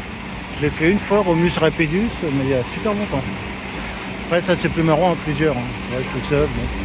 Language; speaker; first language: French; native; French